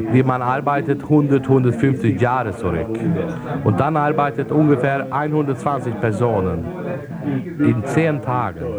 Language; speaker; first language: German; non-native, learner; Swedish